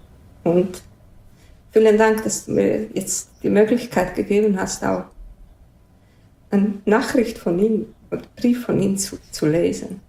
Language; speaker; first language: German; non-native, fluent; Bosnian